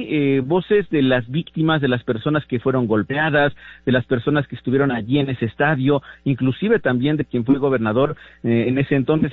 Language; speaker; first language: Spanish; native; Spanish